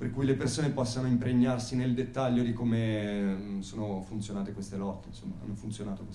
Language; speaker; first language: Italian; native; Italian